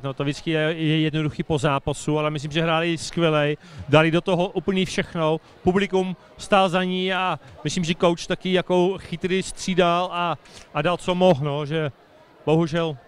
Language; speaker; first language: Czech; early bilingual, heritage; Czech